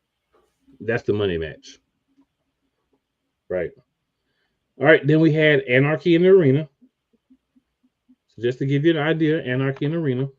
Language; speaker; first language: English; native; English